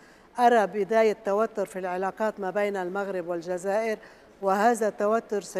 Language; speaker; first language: Arabic; native; Arabic